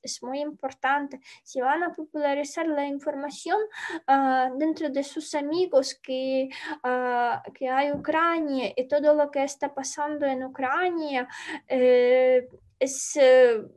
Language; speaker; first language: Spanish; non-native, learner; Ukrainian